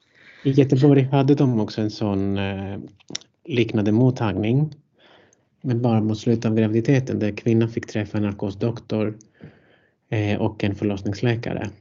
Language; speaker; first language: Swedish; non-native, fluent; Greek